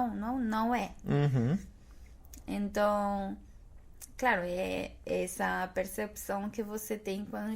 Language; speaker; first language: Portuguese; non-native, fluent; Spanish